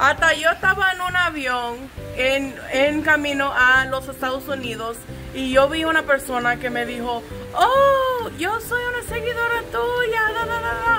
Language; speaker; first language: Spanish; non-native, fluent; English